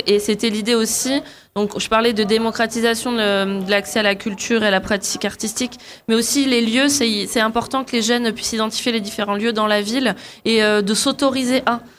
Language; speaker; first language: French; native; French